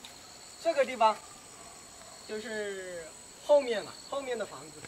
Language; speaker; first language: Chinese; native; Chinese